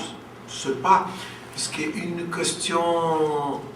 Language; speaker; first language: French; non-native, fluent; Portuguese